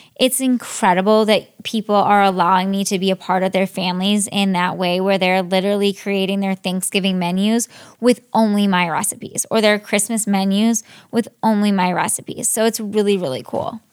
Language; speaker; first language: English; native; English